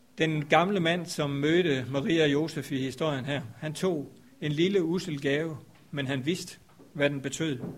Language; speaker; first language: Danish; native; Danish